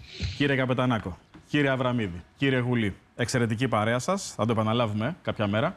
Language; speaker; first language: Greek; native; Greek